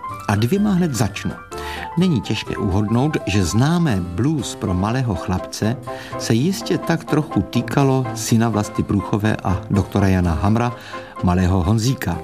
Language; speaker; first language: Czech; native; Czech